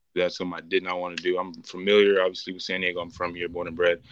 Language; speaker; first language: English; native; English